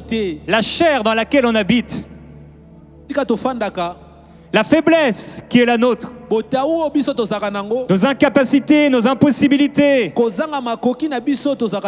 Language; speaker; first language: French; native; French